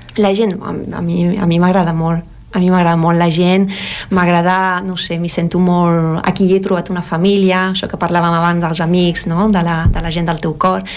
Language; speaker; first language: Catalan; non-native, fluent; French